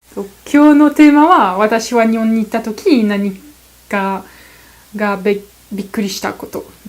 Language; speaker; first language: Japanese; non-native, learner; French